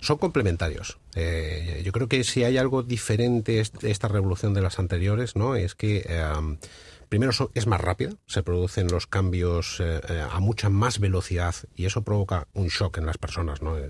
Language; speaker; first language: Spanish; native; Spanish